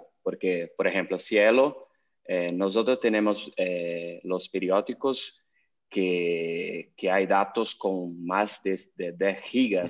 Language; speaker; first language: Spanish; non-native, learner; Portuguese